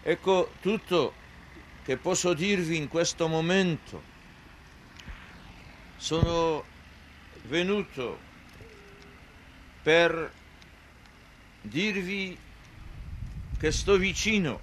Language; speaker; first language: Italian; non-native, fluent; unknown